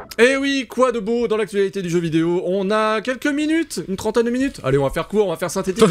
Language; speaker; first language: French; native; French